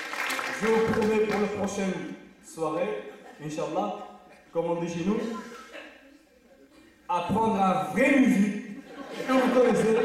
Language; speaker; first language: French; non-native, fluent; Uzbek